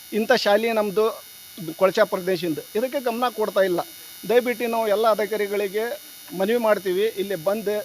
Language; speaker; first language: Kannada; non-native, local second language; Urdu